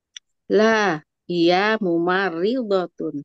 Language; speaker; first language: Arabic; non-native, learner; Indonesian